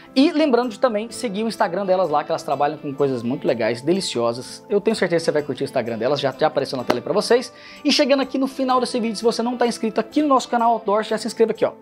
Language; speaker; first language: Portuguese; native; Portuguese